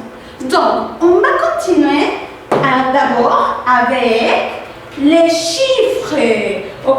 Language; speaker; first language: French; non-native, fluent; Spanish